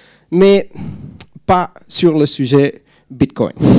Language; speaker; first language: French; non-native, learner; Greek